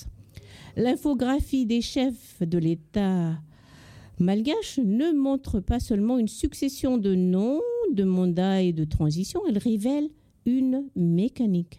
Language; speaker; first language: French; non-native, local second language; Malagasy